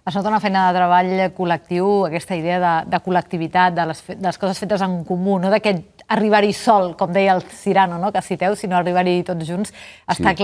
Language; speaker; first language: Catalan; native; Catalan